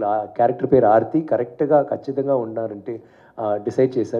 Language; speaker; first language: Telugu; non-native, learner; Tamil